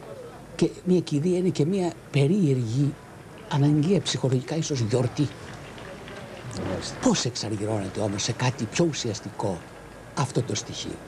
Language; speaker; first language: Greek; native; Greek